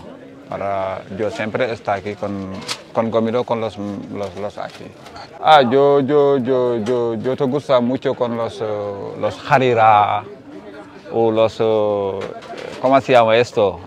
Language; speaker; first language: Spanish; non-native, learner; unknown